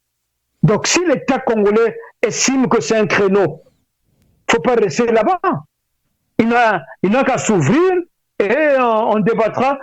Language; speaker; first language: French; non-native, local second language; Lingala